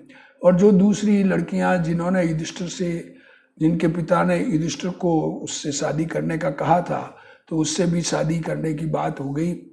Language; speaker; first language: Hindi; native; Hindi